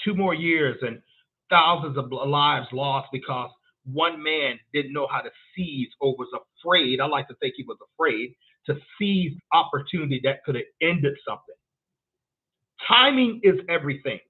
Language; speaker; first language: English; native; English